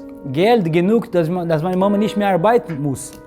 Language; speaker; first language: German; non-native, learner; Portuguese